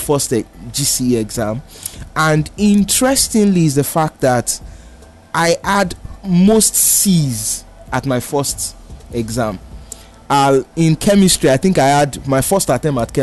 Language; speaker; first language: English; non-native, local second language; Yoruba